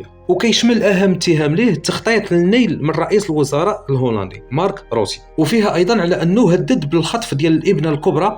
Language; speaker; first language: Arabic; native; Arabic